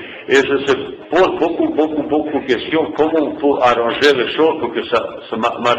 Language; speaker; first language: French; non-native, fluent; Bosnian